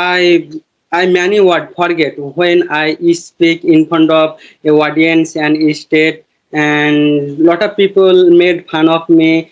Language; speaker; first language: English; non-native, learner; Bangla